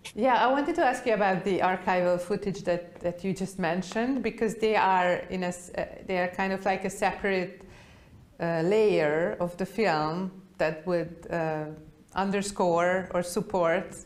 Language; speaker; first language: English; non-native, fluent; Hungarian